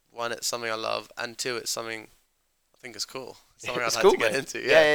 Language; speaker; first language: English; native; English